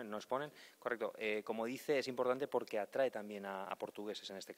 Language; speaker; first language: Spanish; native; Spanish